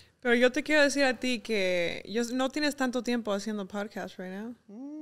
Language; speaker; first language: Spanish; early bilingual, heritage; Spanish